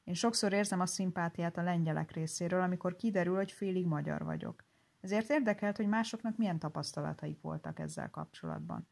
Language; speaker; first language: Hungarian; early bilingual, heritage; Hungarian